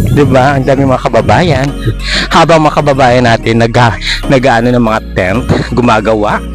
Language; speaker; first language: Filipino; non-native, local second language; Hiligaynon